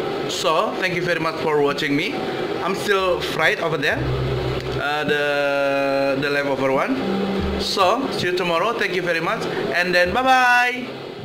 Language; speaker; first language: English; non-native, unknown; Indonesian